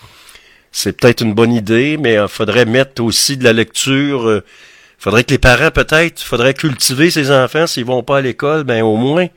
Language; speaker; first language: French; native; French